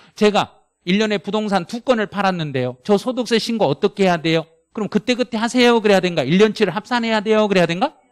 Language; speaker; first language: Korean; native; Korean